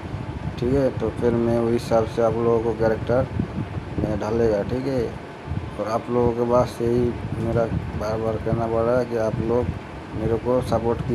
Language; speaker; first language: Hindi; non-native, local second language; Bangla